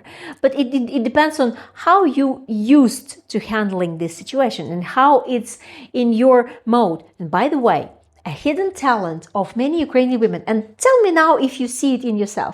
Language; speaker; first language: English; non-native, fluent; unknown